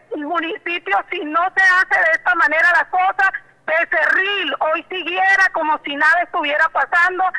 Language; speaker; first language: Spanish; native; Spanish